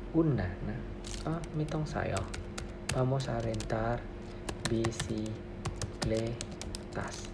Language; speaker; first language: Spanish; non-native, learner; Thai